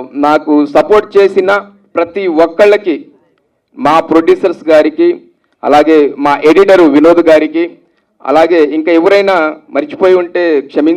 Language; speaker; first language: Telugu; native; Telugu